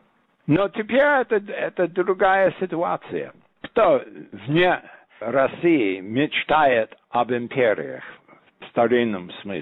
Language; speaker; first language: Russian; non-native, fluent; English